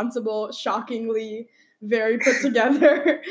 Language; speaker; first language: English; native; English